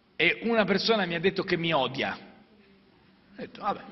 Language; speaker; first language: Italian; native; Italian